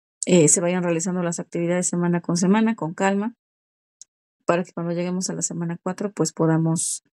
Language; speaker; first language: Spanish; native; Spanish